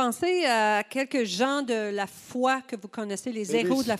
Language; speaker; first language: French; native; French